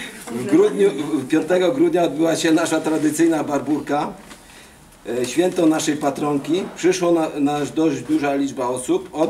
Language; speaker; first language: Polish; early bilingual, heritage; Polish